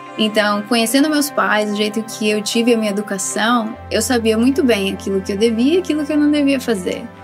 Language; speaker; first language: Portuguese; early bilingual, heritage; Portuguese